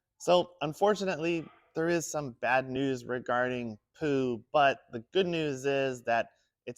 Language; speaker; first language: English; native; English